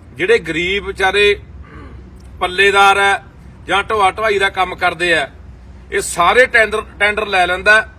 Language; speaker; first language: Punjabi; native; Punjabi